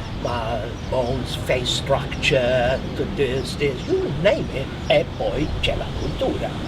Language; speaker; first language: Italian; non-native, fluent; Maltese